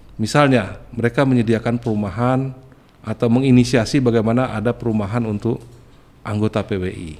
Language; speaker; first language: Indonesian; native; Indonesian